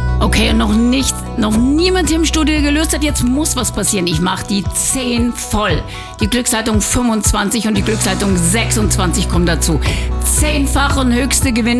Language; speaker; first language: German; native; German